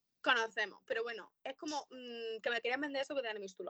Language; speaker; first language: Spanish; native; Spanish